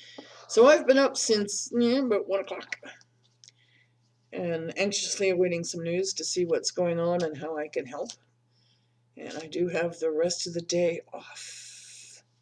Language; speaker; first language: English; native; English